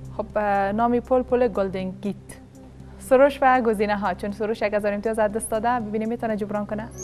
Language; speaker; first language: Persian; native; Persian